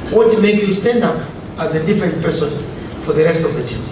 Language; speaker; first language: English; non-native, local second language; Swahili